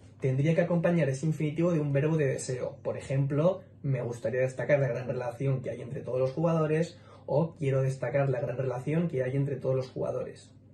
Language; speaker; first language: Spanish; native; Spanish